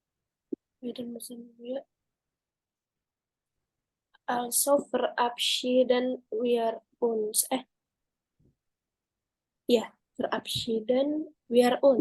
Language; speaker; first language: German; non-native, learner; Indonesian